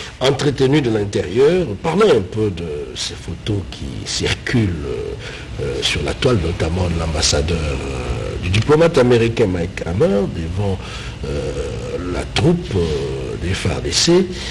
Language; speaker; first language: French; non-native, local second language; Lingala